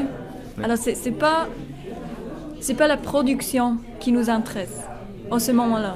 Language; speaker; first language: French; non-native, local second language; German